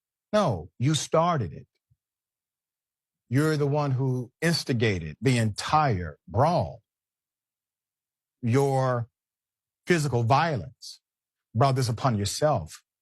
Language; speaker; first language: English; native; English